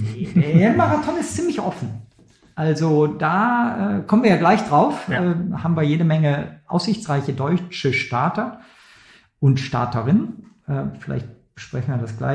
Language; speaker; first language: German; native; German